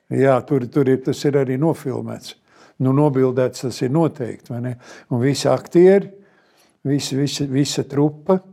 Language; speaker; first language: Latvian; native; Latvian